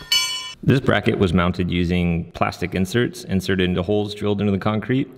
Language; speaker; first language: English; native; English